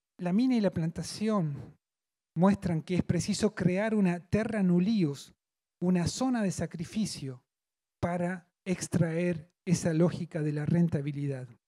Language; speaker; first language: Spanish; native; Spanish